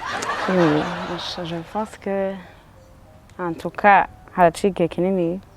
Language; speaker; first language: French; non-native, local second language; Rundi